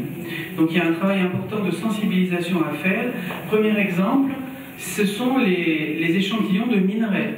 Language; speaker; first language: French; native; French